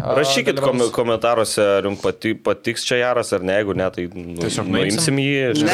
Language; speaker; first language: Lithuanian; native; Lithuanian